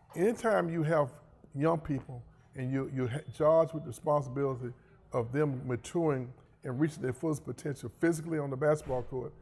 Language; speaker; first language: English; native; English